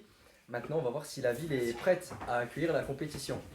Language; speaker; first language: French; native; French